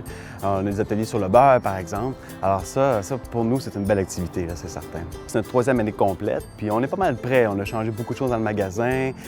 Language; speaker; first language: French; native; French